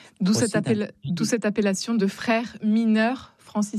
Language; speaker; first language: French; native; French